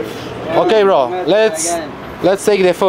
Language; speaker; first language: English; non-native, learner; Spanish